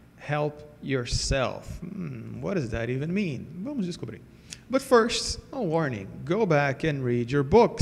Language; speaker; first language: English; non-native, fluent; Portuguese